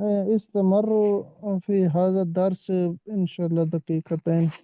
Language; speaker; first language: Arabic; non-native, learner; Urdu